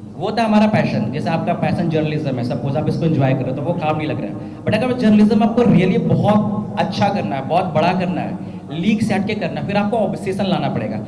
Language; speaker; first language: Hindi; native; Hindi